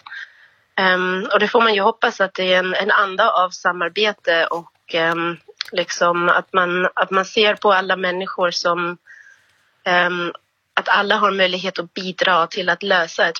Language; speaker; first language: Swedish; non-native, fluent; German